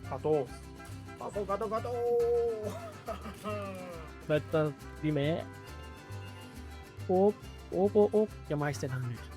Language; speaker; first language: Finnish; non-native, learner; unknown